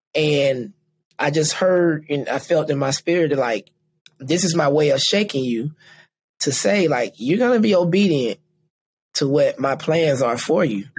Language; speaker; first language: English; native; English